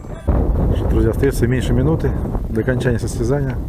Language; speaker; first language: Russian; native; Russian